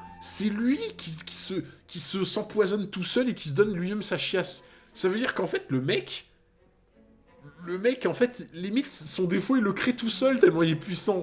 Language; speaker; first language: French; native; French